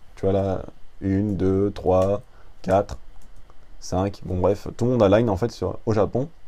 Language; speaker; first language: French; native; French